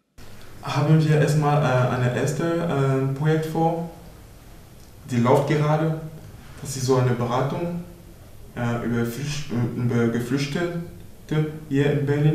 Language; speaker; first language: German; non-native, fluent; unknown